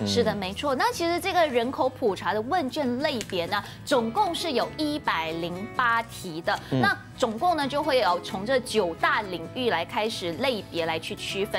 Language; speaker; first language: Chinese; native; Chinese